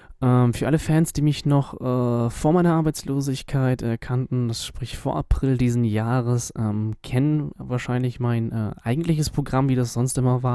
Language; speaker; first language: German; native; German